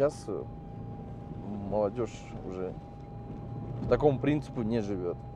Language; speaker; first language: Russian; native; Russian